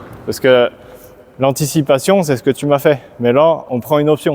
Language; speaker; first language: French; native; French